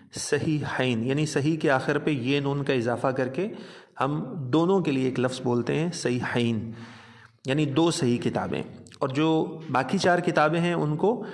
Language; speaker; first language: Urdu; non-native, local second language; Punjabi